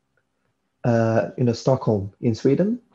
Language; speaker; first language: English; non-native, local second language; Tamil